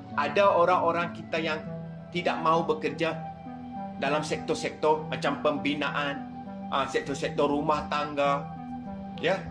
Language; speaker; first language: Malay; native; Malay